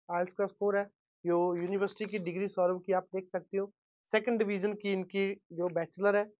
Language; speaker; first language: Hindi; non-native, local second language; Punjabi